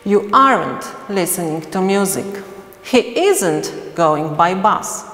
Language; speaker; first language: English; non-native, fluent; Polish